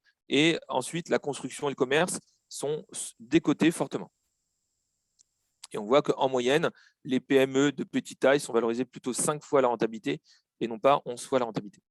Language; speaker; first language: French; native; French